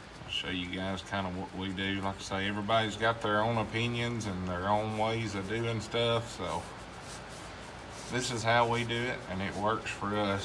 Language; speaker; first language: English; native; English